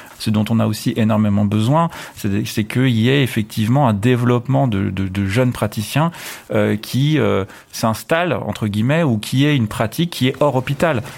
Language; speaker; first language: French; native; French